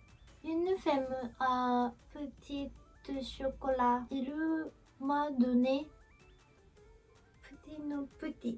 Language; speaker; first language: French; non-native, learner; Japanese